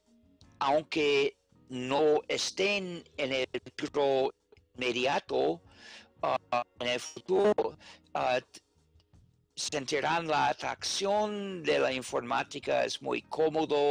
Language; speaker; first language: Spanish; non-native, fluent; English